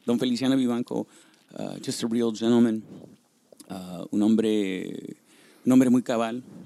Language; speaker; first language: Spanish; early bilingual, heritage; Spanish